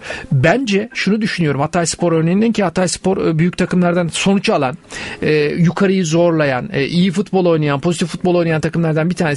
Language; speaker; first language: Turkish; native; Turkish